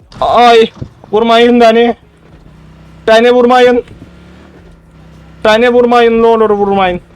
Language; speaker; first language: Turkish; native; Turkish